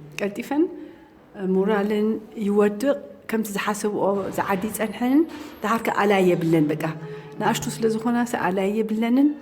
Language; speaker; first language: Tigrinya; native; Tigrinya